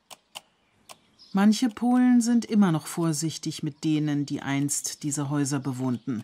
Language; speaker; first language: German; native; German